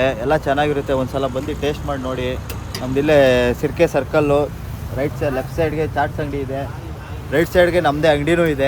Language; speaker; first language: Kannada; native; Kannada